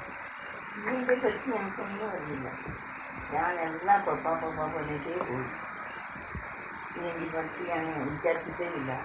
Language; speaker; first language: Malayalam; non-native, local second language; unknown